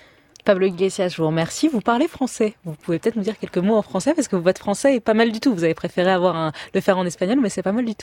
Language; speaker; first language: French; native; French